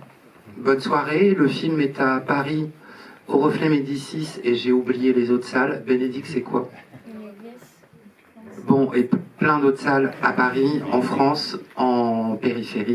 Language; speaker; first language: French; native; French